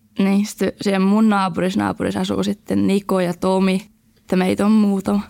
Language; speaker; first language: Finnish; native; Finnish